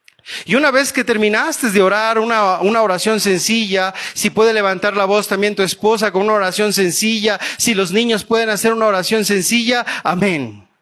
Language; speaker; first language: Spanish; native; Spanish